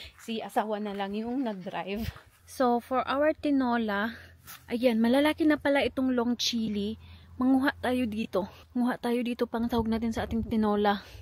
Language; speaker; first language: Filipino; non-native, local second language; Cebuano